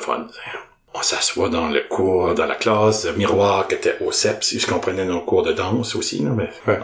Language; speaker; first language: French; native; French